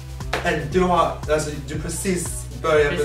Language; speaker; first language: Swedish; non-native, fluent; English